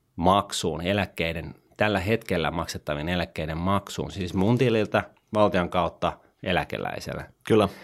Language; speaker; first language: Finnish; native; Finnish